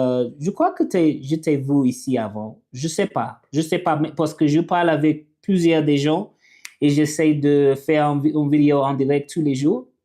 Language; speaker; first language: French; non-native, learner; English